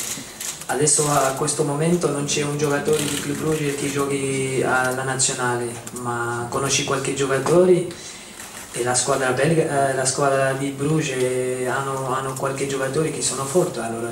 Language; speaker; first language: Italian; non-native, fluent; Dutch